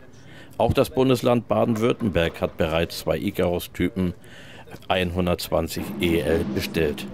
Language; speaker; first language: German; native; German